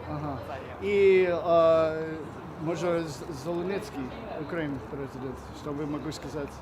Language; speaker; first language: Russian; non-native, learner; English